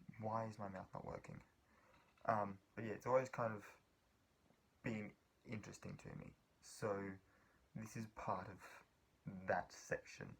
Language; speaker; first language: English; native; English